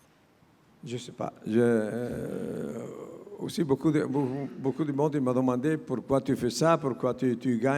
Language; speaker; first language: French; non-native, learner; Italian